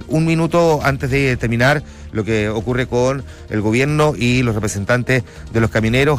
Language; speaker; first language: Spanish; native; Spanish